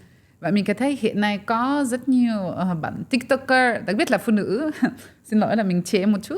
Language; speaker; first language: Vietnamese; non-native, fluent; French